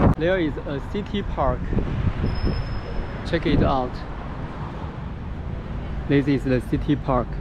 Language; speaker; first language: English; non-native, learner; Chinese